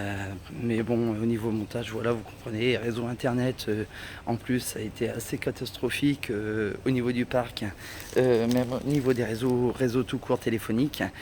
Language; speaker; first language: French; native; French